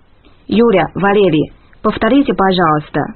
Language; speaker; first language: Russian; non-native, fluent; Chinese